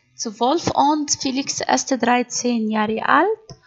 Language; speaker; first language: German; non-native, fluent; Arabic